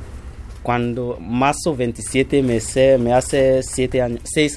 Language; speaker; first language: Spanish; non-native, fluent; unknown